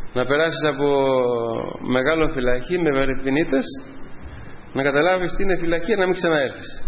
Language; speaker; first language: Greek; non-native, fluent; Albanian